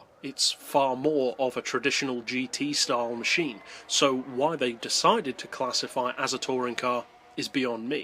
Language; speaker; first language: English; native; English